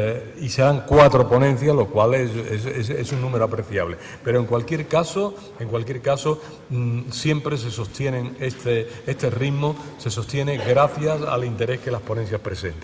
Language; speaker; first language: Spanish; native; Spanish